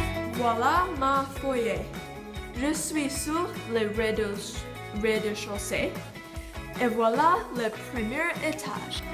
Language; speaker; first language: French; non-native, learner; English